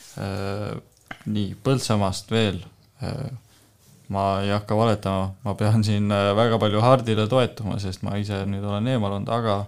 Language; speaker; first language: Estonian; native; Estonian